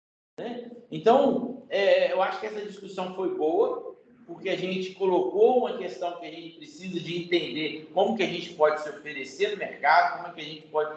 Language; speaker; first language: Portuguese; native; Portuguese